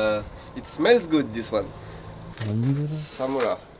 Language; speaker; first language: English; non-native, fluent; French